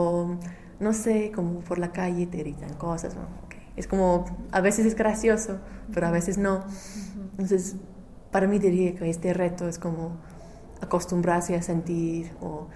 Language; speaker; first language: Spanish; non-native, fluent; English